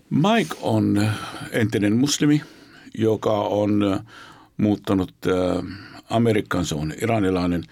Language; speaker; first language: Finnish; non-native, fluent; Arabic